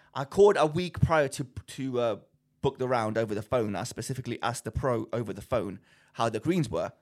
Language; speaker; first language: English; non-native, fluent; Greek